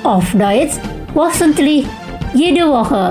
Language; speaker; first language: German; non-native, fluent; Indonesian